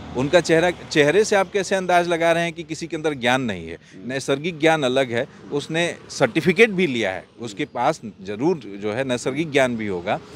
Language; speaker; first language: Hindi; native; Hindi